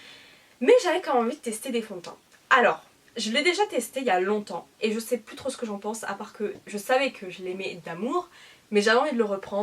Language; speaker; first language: French; native; French